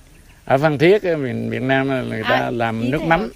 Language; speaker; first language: Vietnamese; native; Vietnamese